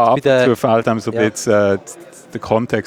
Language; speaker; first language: German; native; German